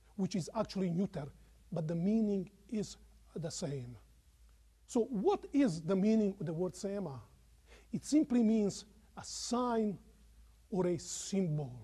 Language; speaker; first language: English; non-native, fluent; Croatian